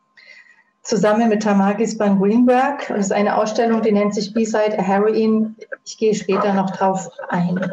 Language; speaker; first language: German; native; German